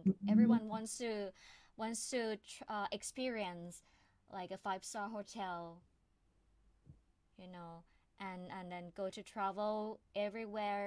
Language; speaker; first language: English; non-native, fluent; Thai